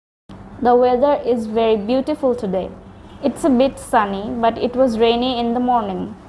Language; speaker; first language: English; non-native, local second language; Bangla